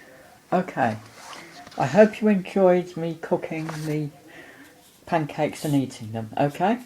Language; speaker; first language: English; native; English